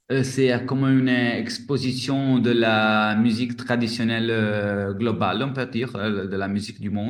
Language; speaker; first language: French; non-native, fluent; Italian